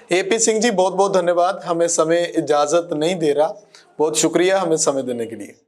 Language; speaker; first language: Hindi; non-native, local second language; Punjabi